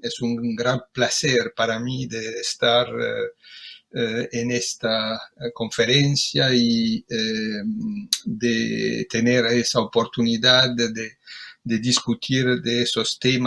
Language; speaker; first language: Spanish; non-native, fluent; Italian